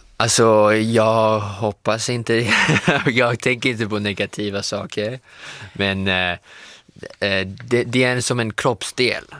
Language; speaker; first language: Swedish; non-native, fluent; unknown